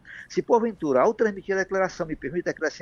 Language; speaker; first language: Portuguese; native; Portuguese